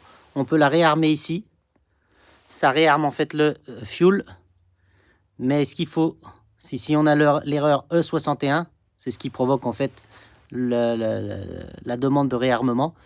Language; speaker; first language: French; native; French